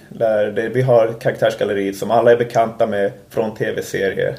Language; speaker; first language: Swedish; native; Swedish